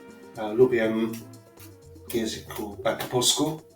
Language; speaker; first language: Polish; non-native, learner; English